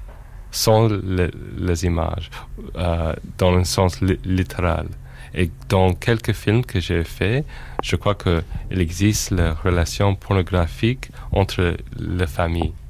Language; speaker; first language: French; non-native, fluent; English